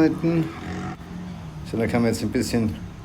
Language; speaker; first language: German; native; German